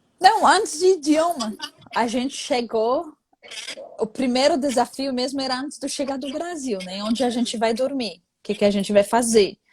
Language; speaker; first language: Portuguese; non-native, fluent; Arabic